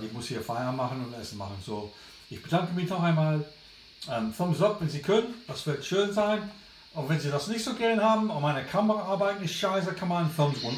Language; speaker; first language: German; non-native, learner; English